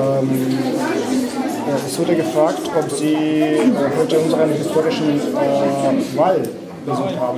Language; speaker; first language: German; non-native, fluent; Ukrainian